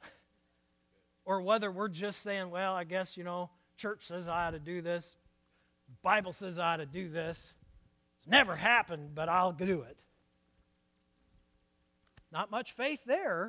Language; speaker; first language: English; native; English